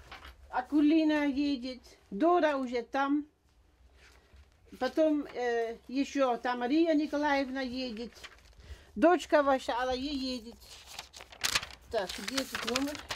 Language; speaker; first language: Russian; non-native, fluent; Dutch